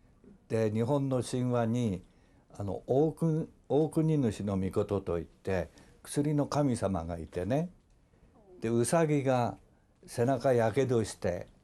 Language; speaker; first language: Japanese; native; Japanese